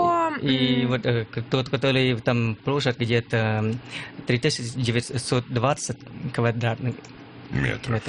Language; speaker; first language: Russian; non-native, learner; Lao